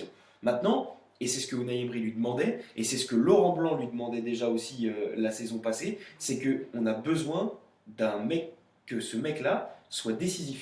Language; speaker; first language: French; native; French